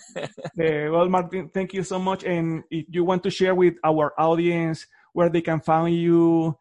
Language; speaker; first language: English; non-native, fluent; Spanish